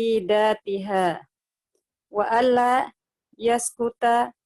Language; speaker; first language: Arabic; non-native, learner; Indonesian